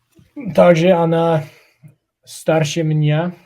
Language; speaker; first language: Russian; non-native, learner; English